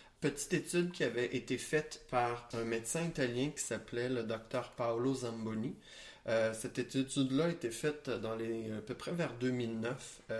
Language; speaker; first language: French; native; French